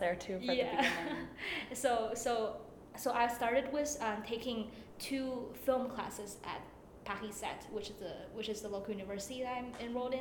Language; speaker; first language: English; non-native, fluent; Chinese